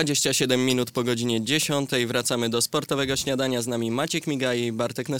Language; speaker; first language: Polish; native; Polish